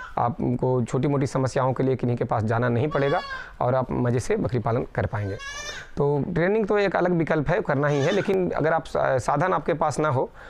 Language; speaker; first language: Hindi; native; Hindi